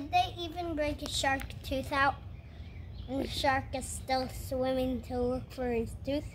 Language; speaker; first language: English; early bilingual, other home language; Russian